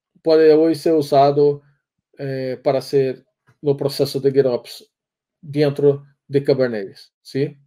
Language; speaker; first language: Spanish; non-native, learner; Portuguese